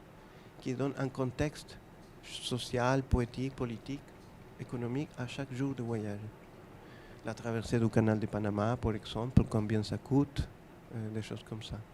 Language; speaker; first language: French; non-native, fluent; Spanish